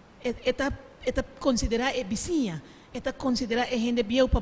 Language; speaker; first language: Portuguese; non-native, learner; Papiamento